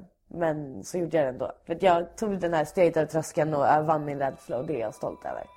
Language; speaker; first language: Swedish; native; Swedish